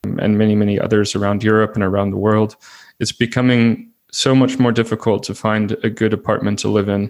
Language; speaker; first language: English; native; English